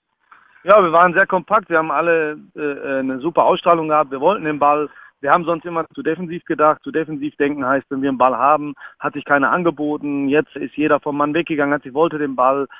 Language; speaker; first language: German; native; German